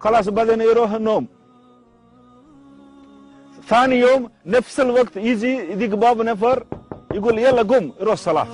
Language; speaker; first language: Arabic; non-native, learner; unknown